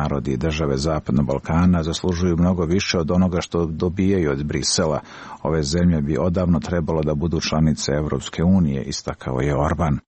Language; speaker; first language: Serbian; native; Serbian